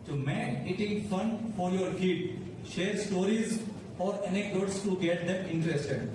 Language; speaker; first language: English; non-native, local second language; Gujarati